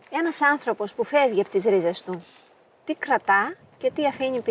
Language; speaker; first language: Greek; native; Greek